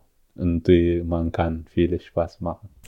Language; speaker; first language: German; non-native, learner; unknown